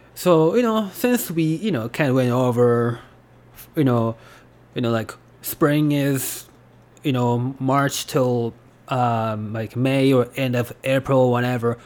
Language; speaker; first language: English; non-native, fluent; Japanese